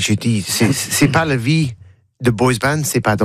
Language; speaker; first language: French; non-native, learner; English